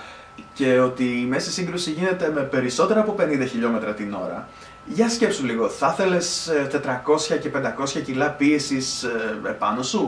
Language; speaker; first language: Greek; native; Greek